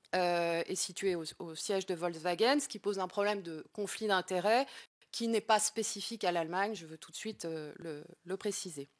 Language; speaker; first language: French; native; French